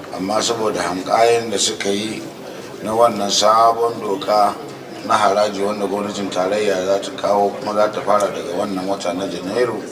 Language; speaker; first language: Hausa; native; Hausa